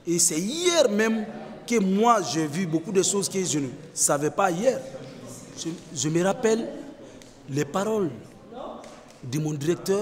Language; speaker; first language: French; non-native, fluent; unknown